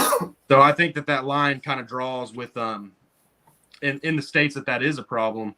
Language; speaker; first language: English; native; English